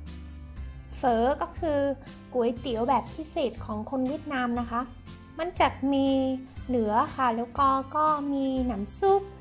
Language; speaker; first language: Thai; non-native, fluent; Vietnamese